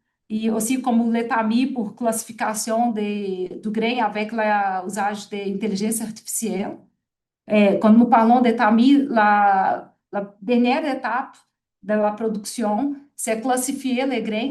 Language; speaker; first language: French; non-native, fluent; Portuguese